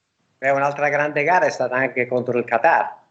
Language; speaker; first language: Italian; native; Italian